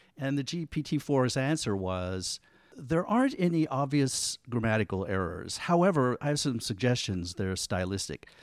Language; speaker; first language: English; native; English